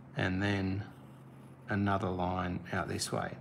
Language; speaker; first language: English; native; English